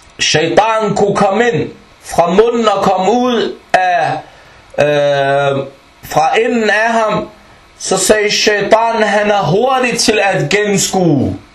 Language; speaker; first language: Danish; early bilingual, other home language; Arabic